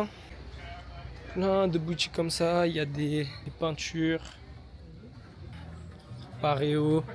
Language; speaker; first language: French; native; French